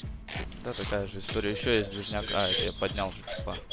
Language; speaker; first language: Russian; native; Russian